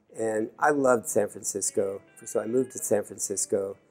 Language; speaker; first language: English; native; English